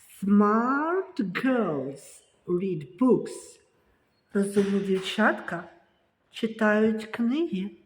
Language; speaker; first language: Ukrainian; native; Ukrainian